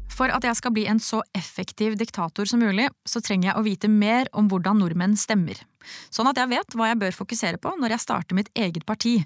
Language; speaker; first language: Norwegian; native; Norwegian